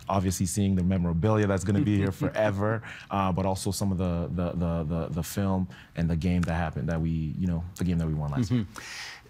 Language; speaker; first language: English; non-native, fluent; French